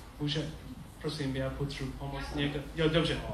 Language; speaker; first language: Czech; non-native, learner; English